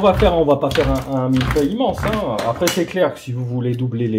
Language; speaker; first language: French; native; French